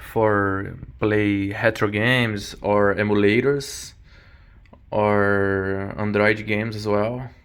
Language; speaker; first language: English; non-native, learner; Portuguese